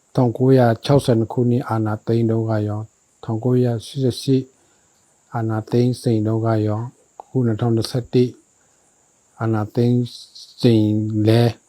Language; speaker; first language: Burmese; non-native, local second language; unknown